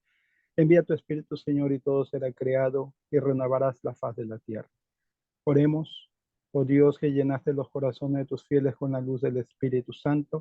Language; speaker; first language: Spanish; native; Spanish